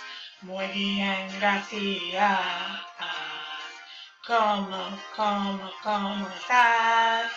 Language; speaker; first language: Spanish; non-native, learner; English